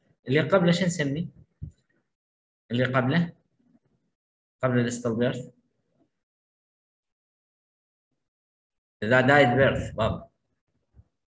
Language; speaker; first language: Arabic; native; Arabic